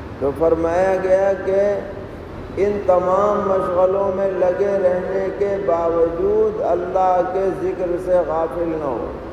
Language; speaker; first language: Urdu; native; Urdu